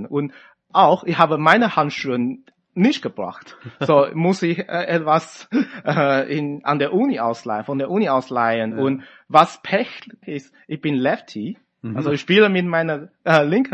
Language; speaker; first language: German; non-native, fluent; Chinese